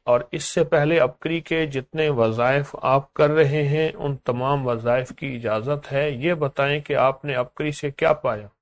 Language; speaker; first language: Urdu; native; Urdu